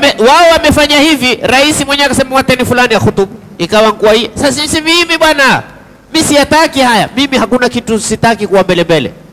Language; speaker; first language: Swahili; native; Swahili